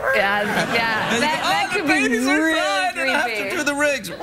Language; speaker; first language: English; non-native, fluent; Spanish